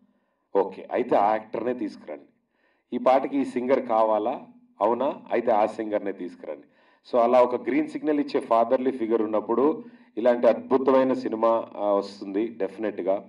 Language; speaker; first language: Telugu; native; Telugu